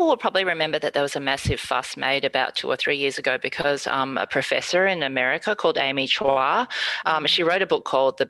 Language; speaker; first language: English; early bilingual, other home language; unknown